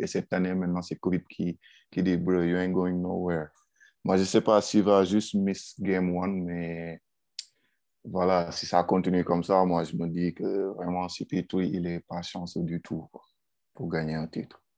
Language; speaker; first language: French; non-native, local second language; Wolof